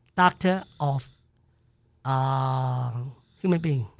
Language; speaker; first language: English; non-native, local second language; Cantonese